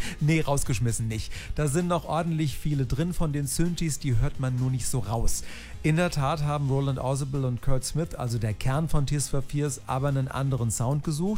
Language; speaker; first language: German; native; German